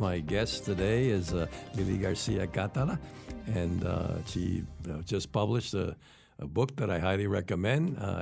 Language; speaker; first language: English; native; English